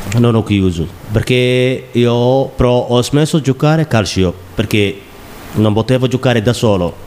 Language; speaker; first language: Italian; non-native, learner; Somali